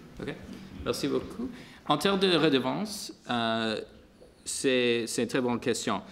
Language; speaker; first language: French; non-native, local second language; English